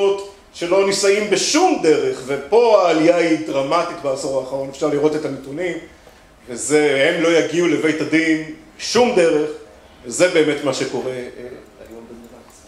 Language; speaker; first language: Hebrew; native; Hebrew